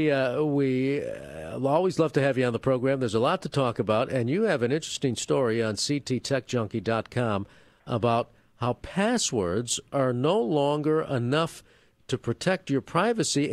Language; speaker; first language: English; native; English